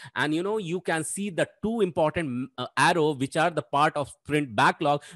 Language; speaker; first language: English; non-native, local second language; Hindi